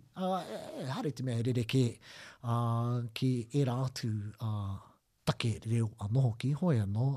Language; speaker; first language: Māori; non-native, local second language; English